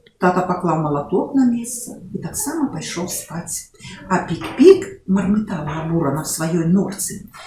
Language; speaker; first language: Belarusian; non-native, local second language; Russian